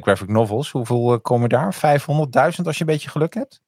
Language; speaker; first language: Dutch; native; Dutch